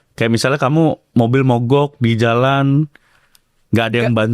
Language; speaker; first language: Indonesian; native; Indonesian